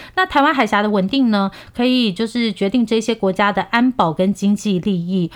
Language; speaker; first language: Chinese; non-native, fluent; Korean